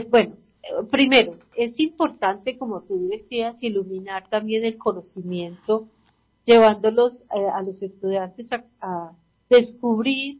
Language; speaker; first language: Spanish; native; Spanish